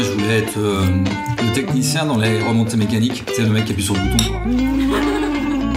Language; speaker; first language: French; native; French